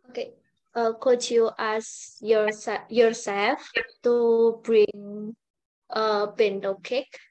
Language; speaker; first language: English; non-native, learner; Indonesian